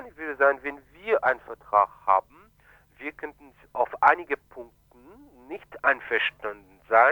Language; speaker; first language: German; non-native, fluent; Haitian Creole